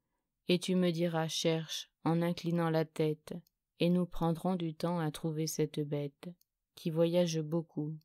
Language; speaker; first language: French; native; French